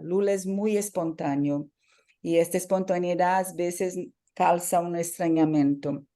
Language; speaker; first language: Spanish; non-native, fluent; Portuguese